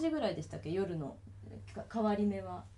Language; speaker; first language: Japanese; native; Japanese